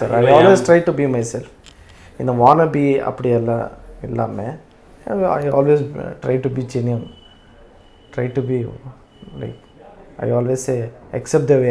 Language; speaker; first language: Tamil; non-native, learner; Kannada